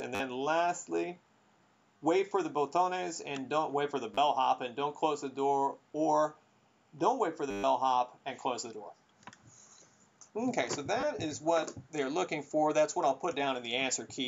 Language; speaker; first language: English; native; English